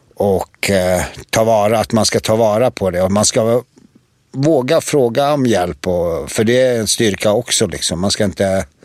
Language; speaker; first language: Swedish; early bilingual, other home language; Bosnian